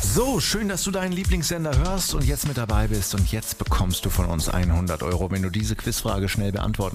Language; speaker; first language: German; native; German